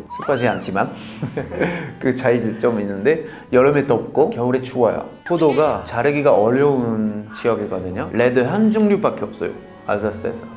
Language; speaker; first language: Korean; non-native, fluent; French